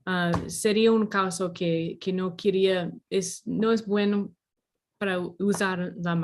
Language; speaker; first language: Spanish; non-native, learner; English